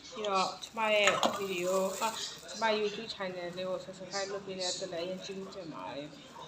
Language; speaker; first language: Burmese; non-native, local second language; S'gaw Karen